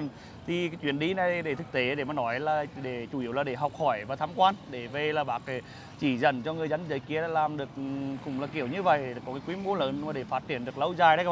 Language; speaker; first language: Vietnamese; native; Vietnamese